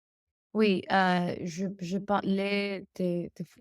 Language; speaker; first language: French; non-native, learner; English